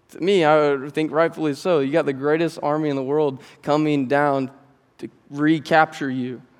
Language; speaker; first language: English; native; English